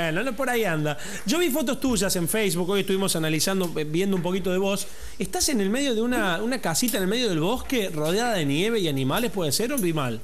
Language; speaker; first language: Spanish; native; Spanish